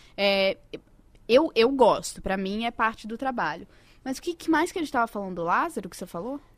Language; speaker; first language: Portuguese; native; Portuguese